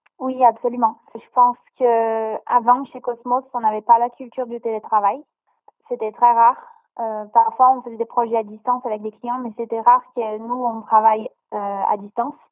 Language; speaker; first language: French; non-native, fluent; Portuguese